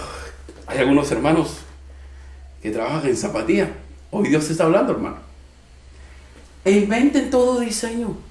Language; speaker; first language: Spanish; native; Spanish